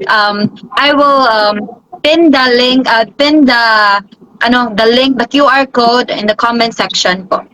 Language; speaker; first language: Filipino; non-native, local second language; Cebuano